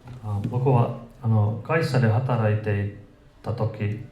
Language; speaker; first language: Japanese; non-native, fluent; Finnish